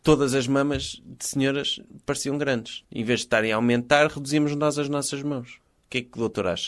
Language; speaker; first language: Portuguese; native; Portuguese